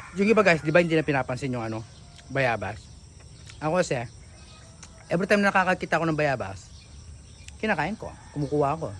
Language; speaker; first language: Filipino; non-native, local second language; Pampanga